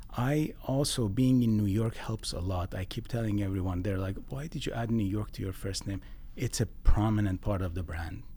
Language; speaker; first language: English; non-native, fluent; Persian